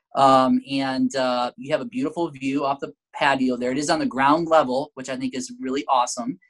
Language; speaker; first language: English; native; English